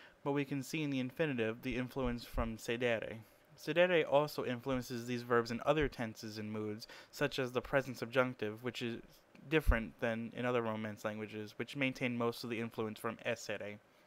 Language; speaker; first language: English; native; English